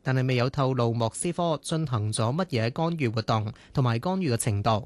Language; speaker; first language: Chinese; non-native, local second language; Cantonese